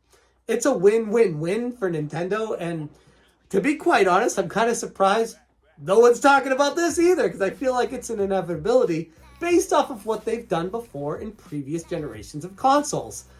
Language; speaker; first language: English; native; English